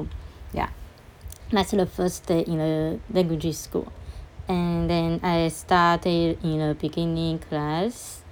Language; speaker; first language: English; non-native, learner; Chinese